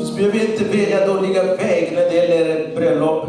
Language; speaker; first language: Swedish; non-native, learner; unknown